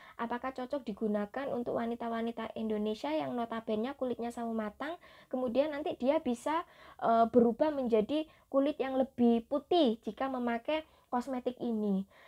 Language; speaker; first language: Indonesian; native; Indonesian